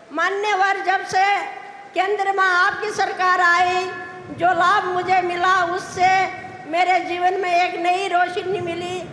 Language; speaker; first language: Hindi; native; Hindi